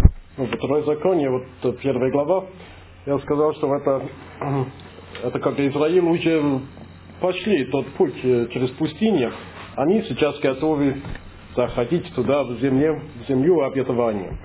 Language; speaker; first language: Russian; non-native, fluent; English